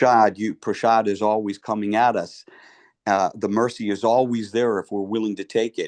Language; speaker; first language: English; native; English